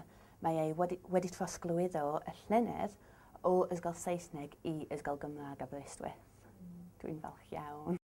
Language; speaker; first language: Welsh; non-native, learner; English